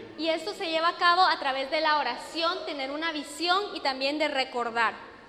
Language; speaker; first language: Spanish; non-native, fluent; English